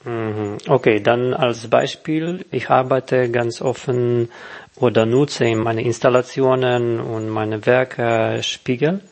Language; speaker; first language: German; non-native, learner; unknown